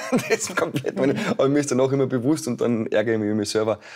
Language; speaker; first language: German; native; German